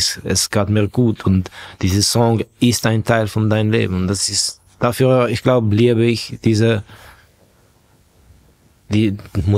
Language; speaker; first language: German; non-native, fluent; Estonian